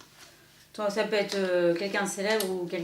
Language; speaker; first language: French; native; French